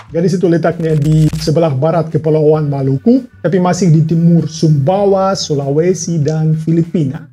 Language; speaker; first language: Indonesian; non-native, fluent; Russian